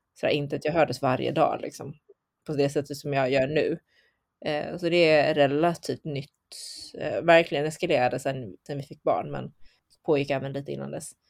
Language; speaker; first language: Swedish; early bilingual, other home language; Chinese